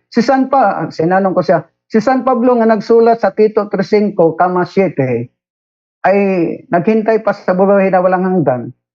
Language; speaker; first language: Filipino; non-native, local second language; Cebuano